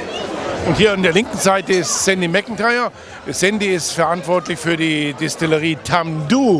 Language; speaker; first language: German; native; German